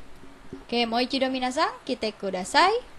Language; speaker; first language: Japanese; non-native, fluent; Indonesian